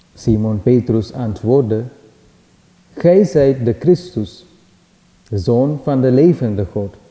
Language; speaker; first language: Dutch; non-native, fluent; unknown